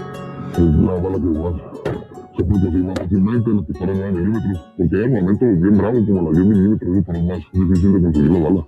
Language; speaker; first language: Spanish; native; Spanish